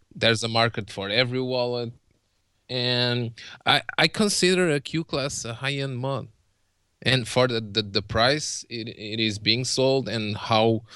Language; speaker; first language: English; non-native, fluent; Portuguese